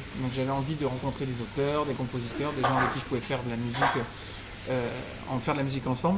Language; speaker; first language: French; native; French